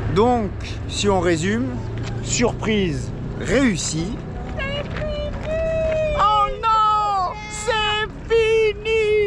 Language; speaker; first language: French; native; French